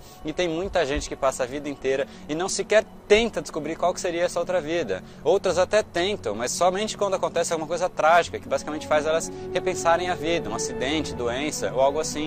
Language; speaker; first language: Portuguese; native; Portuguese